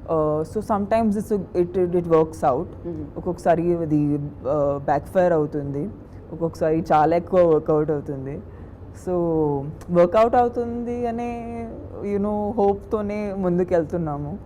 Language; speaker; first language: Telugu; non-native, local second language; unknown